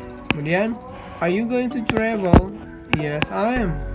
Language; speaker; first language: English; non-native, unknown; Indonesian